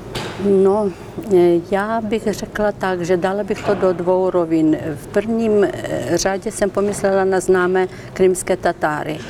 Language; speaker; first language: Czech; non-native, fluent; Ukrainian